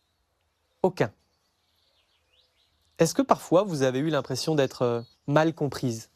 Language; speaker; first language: French; native; French